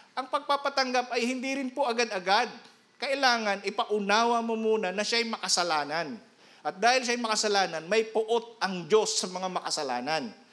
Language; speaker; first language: Filipino; non-native, local second language; Bikol